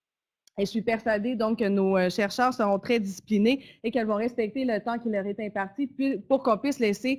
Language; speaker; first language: French; native; French